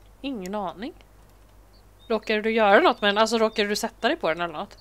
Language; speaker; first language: Swedish; native; Swedish